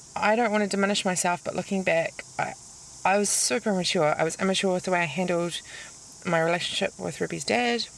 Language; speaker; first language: English; native; English